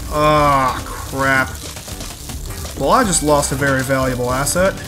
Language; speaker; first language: English; native; English